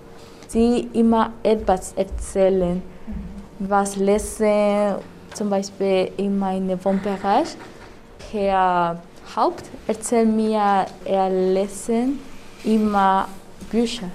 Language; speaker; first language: German; non-native, learner; Spanish